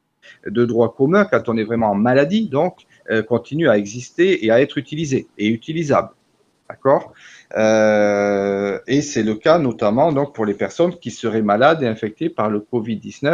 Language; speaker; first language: French; native; French